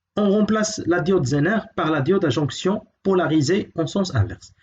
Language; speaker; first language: French; non-native, local second language; Arabic